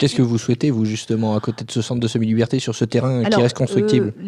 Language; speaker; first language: French; native; French